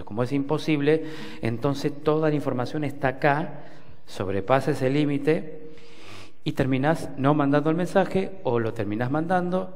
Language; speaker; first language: Spanish; native; Spanish